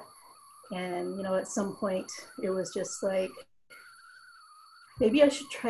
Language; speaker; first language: English; native; English